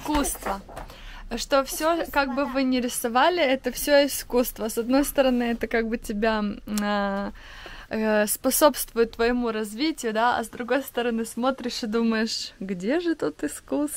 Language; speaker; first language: Russian; native; Russian